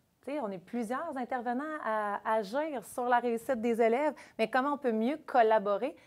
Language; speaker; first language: French; native; French